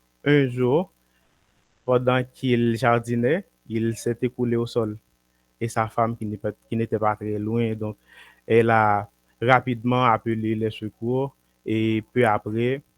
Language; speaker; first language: French; non-native, local second language; Haitian Creole